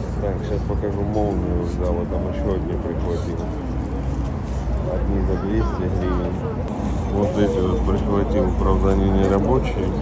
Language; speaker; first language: Russian; native; Russian